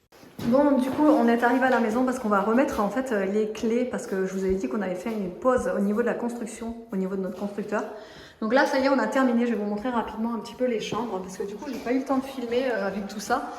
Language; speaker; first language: French; native; French